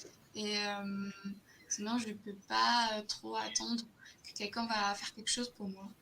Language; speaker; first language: French; non-native, fluent; German